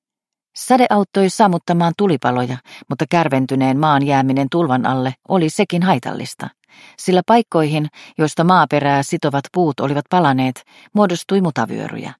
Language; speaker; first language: Finnish; native; Finnish